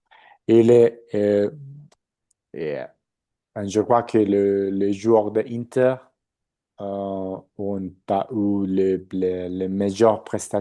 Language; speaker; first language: French; non-native, learner; Spanish